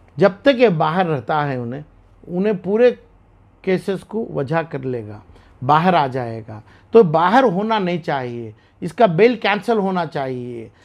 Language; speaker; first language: Hindi; non-native, local second language; Urdu